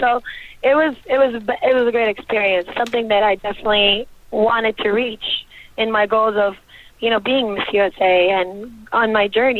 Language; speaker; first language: English; native; English